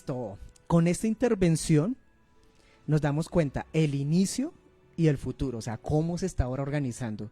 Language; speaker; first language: Spanish; native; Spanish